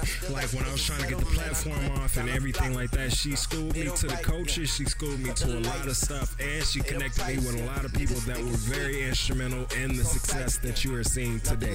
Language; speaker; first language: English; native; English